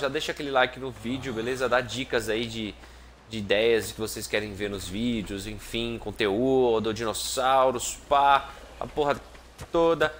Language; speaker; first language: Portuguese; native; Portuguese